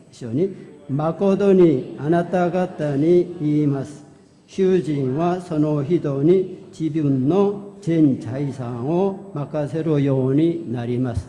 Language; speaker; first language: Japanese; non-native, fluent; Korean